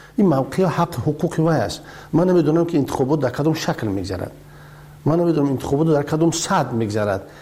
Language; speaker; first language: Persian; native; Persian